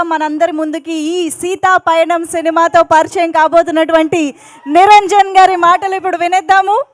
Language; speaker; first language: Telugu; native; Telugu